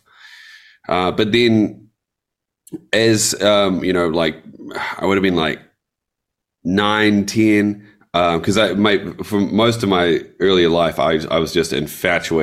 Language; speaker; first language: English; native; English